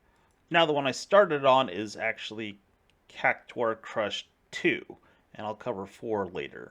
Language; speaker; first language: English; native; English